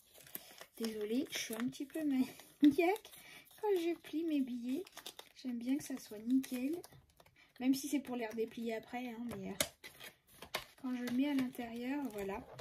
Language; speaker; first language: French; native; French